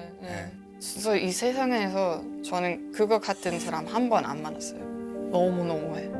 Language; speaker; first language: Korean; non-native, learner; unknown